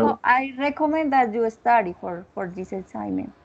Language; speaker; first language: English; non-native, learner; Spanish